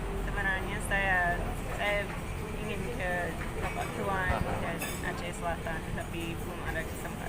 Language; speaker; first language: Indonesian; non-native, fluent; English